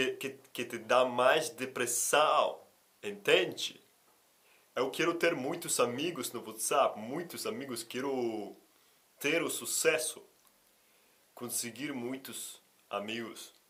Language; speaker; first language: Portuguese; non-native, fluent; Russian